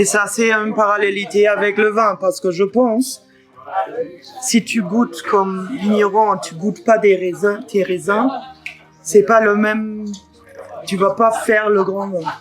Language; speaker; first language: French; non-native, fluent; German